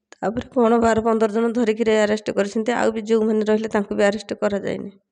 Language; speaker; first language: Odia; native; Odia